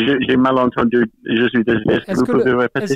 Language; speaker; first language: French; non-native, fluent; English